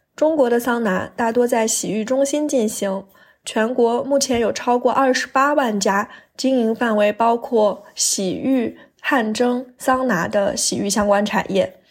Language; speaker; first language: Chinese; native; Chinese